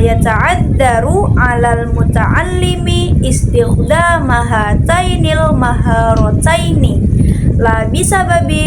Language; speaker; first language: Arabic; non-native, learner; Indonesian